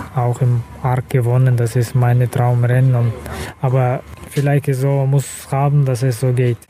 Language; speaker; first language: German; non-native, fluent; Russian